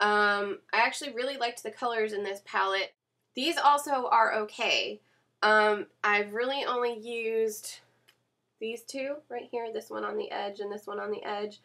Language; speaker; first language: English; native; English